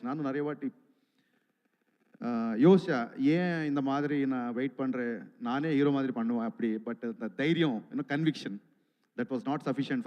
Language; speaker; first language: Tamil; non-native, learner; Telugu